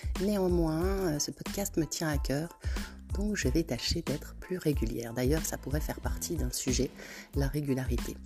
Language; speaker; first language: French; native; French